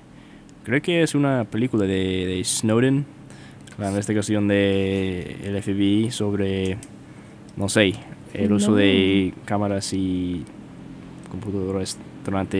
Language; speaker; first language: Spanish; non-native, fluent; English